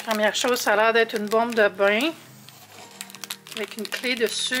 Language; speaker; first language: French; native; French